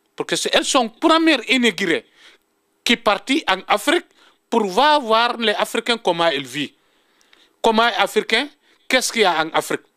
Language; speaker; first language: French; non-native, local second language; Fula